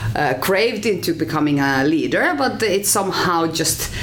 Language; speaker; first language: English; non-native, fluent; Finnish